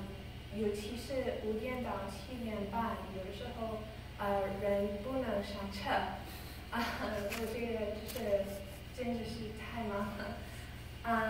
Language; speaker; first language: Chinese; non-native, learner; English